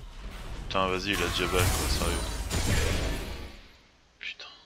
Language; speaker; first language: French; native; French